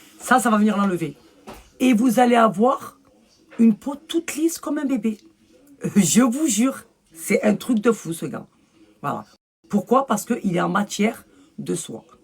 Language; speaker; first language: French; early bilingual, other home language; Arabic